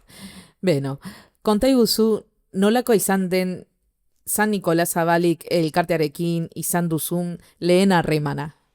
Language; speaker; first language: Basque; non-native, fluent; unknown